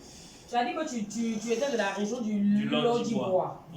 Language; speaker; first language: French; non-native, local second language; Baoulé